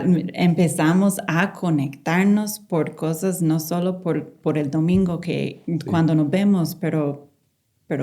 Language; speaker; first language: Spanish; non-native, fluent; English